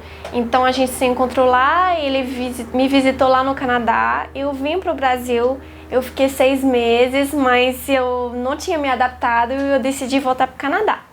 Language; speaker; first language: Portuguese; non-native, fluent; French